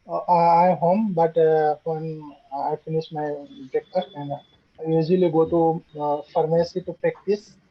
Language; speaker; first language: English; non-native, learner; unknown